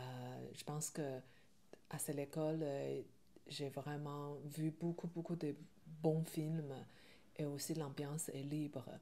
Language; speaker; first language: French; non-native, learner; Chinese